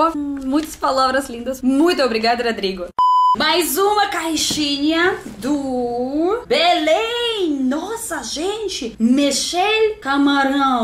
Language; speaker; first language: Portuguese; non-native, learner; Russian